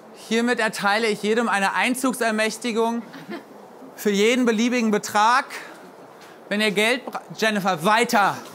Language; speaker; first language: German; native; German